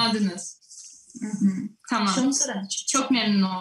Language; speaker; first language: Turkish; non-native, learner; Russian